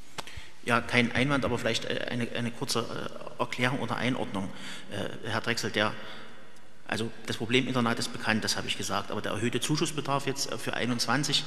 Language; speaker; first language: German; native; German